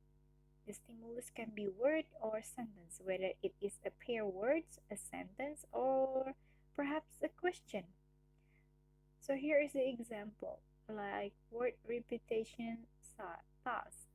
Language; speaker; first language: English; non-native, learner; Indonesian